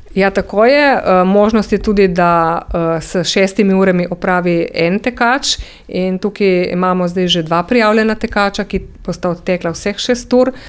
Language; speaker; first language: Slovenian; native; Slovenian